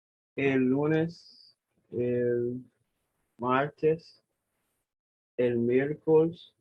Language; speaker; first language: Spanish; non-native, learner; English